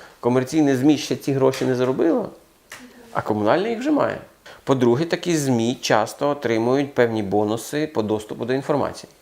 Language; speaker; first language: Ukrainian; non-native, local second language; Russian